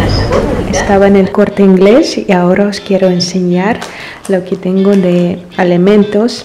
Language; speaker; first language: Spanish; non-native, fluent; Russian